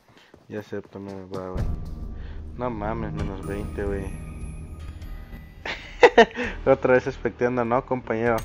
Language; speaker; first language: Spanish; native; Spanish